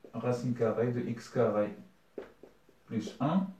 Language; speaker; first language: French; non-native, local second language; Arabic